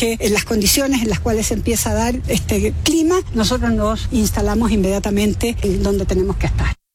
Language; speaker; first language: Spanish; native; Spanish